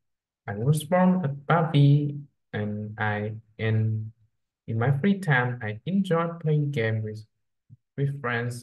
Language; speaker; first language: English; non-native, learner; Vietnamese